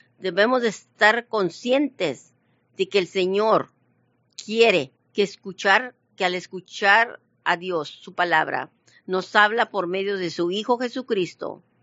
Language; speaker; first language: Spanish; early bilingual, heritage; Spanish